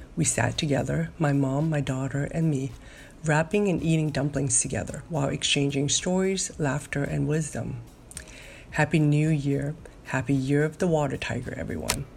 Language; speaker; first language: English; non-native, local second language; Cantonese